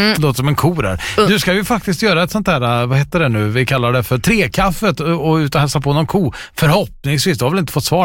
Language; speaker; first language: Swedish; native; Swedish